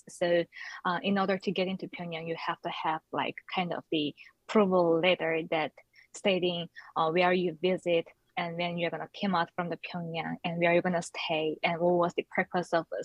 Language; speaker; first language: English; non-native, fluent; Korean